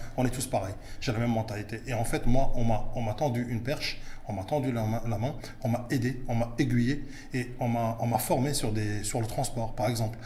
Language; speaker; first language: French; early bilingual, other home language; Arabic